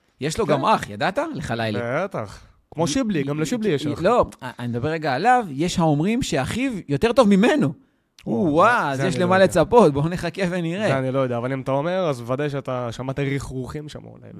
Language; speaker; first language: Hebrew; native; Hebrew